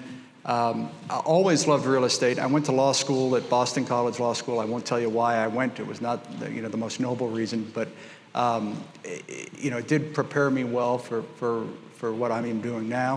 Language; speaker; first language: English; native; English